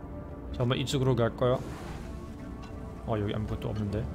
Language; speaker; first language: Korean; non-native, learner; German